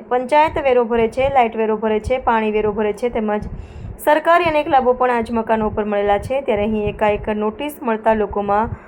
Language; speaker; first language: Gujarati; native; Gujarati